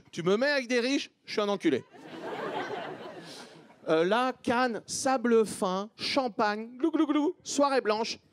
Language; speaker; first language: French; native; French